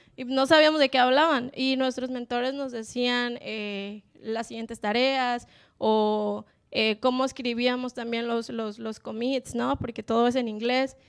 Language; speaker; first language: Spanish; native; Spanish